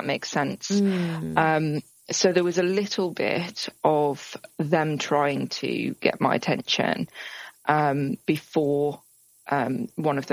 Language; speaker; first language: English; native; English